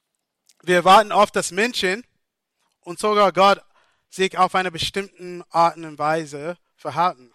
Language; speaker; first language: German; non-native, fluent; English